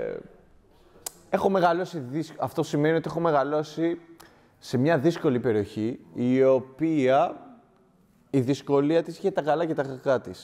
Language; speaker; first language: Greek; native; Greek